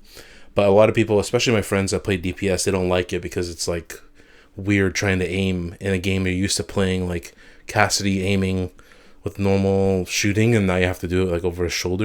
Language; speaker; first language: English; native; English